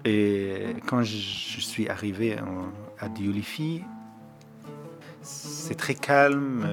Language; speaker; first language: French; non-native, learner; Arabic